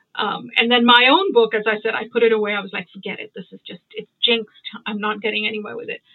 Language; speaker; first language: English; non-native, local second language; Gujarati